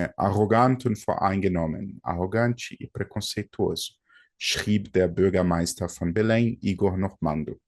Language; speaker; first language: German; non-native, fluent; Portuguese